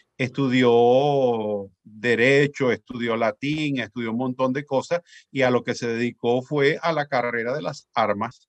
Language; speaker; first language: Spanish; native; Spanish